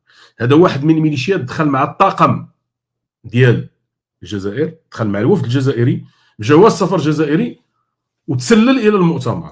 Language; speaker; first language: Arabic; native; Arabic